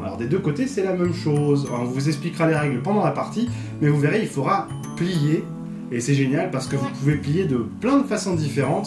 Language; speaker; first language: French; native; French